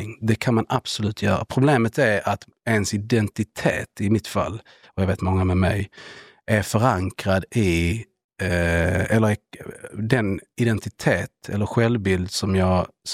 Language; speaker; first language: Swedish; native; Swedish